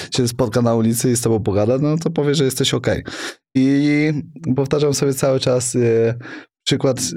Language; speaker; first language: Polish; native; Polish